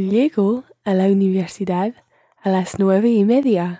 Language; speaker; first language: Spanish; non-native, learner; English